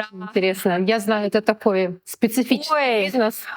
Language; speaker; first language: Russian; native; Russian